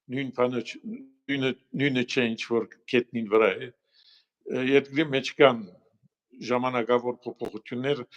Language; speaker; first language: Armenian; early bilingual, heritage; Armenian